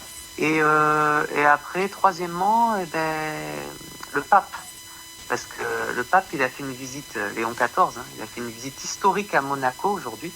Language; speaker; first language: French; native; French